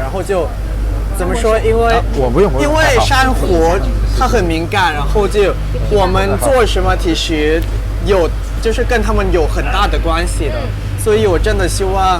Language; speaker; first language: Chinese; non-native, fluent; Thai